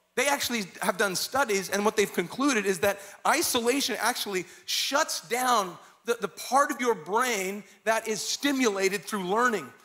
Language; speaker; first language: English; native; English